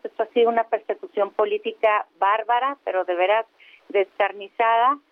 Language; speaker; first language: Spanish; native; Spanish